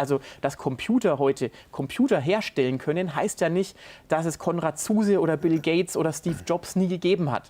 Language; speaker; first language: German; native; German